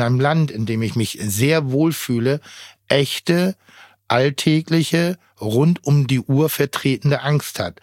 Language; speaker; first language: German; native; German